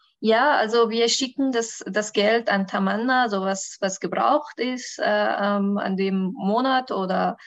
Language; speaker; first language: German; non-native, learner; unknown